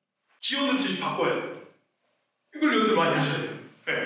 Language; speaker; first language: Korean; native; Korean